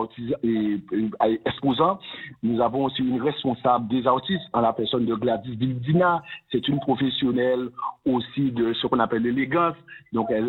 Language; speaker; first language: French; native; French